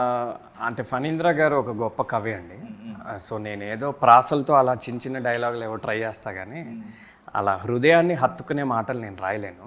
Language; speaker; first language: Telugu; native; Telugu